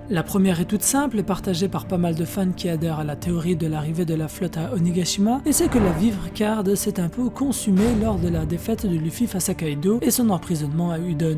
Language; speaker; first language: French; native; French